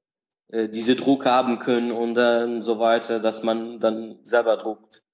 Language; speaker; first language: German; non-native, learner; Portuguese